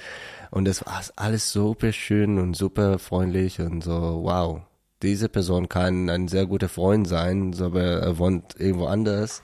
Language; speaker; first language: German; non-native, learner; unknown